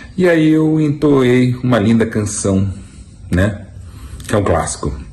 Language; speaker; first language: Portuguese; native; Portuguese